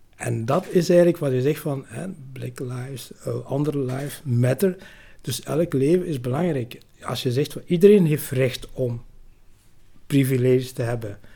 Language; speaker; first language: Dutch; early bilingual, other home language; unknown